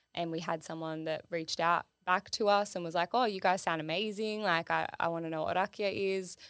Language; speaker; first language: English; native; English